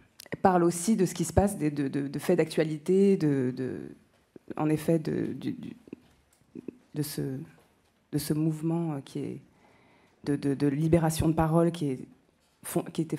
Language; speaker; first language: French; native; French